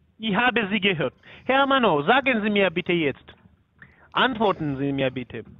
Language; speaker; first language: German; non-native, learner; Polish